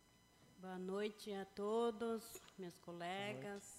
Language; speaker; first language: Portuguese; non-native, local second language; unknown